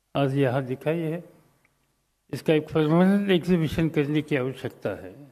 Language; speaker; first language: Hindi; non-native, local second language; Marathi